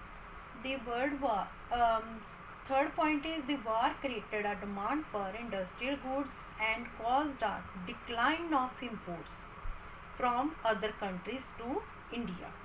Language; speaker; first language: English; non-native, local second language; Hindi